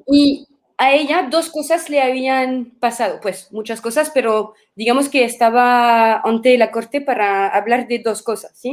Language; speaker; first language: Spanish; non-native, fluent; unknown